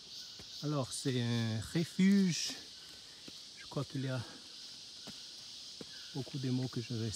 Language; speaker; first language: French; non-native, learner; Chinese